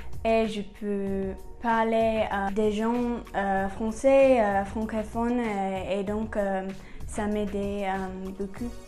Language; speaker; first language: French; non-native, learner; English